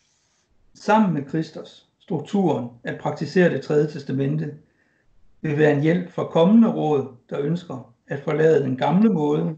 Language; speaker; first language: Danish; native; Danish